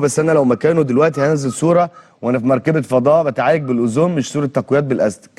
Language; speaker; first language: Arabic; native; Arabic